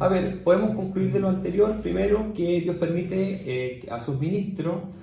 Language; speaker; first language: Spanish; native; Spanish